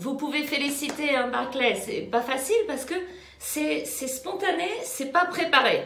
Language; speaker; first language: French; native; French